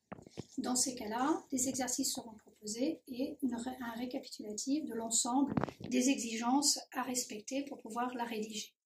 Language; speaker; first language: French; native; French